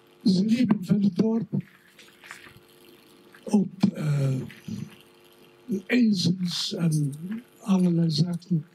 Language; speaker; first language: Dutch; non-native, fluent; Arabic